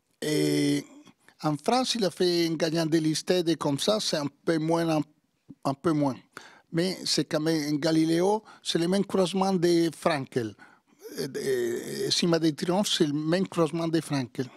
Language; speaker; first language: French; non-native, learner; Italian